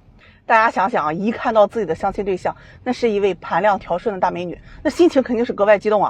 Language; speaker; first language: Chinese; native; Chinese